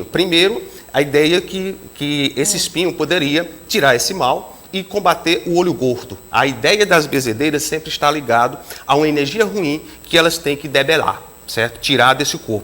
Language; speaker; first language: Portuguese; native; Portuguese